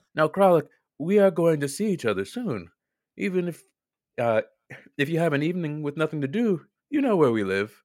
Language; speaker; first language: English; native; English